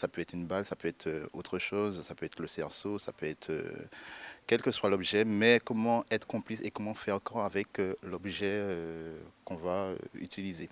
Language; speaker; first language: French; native; French